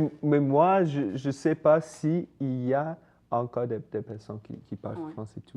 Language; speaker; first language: French; non-native, fluent; English